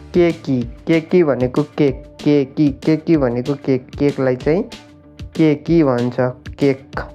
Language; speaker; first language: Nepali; native; Nepali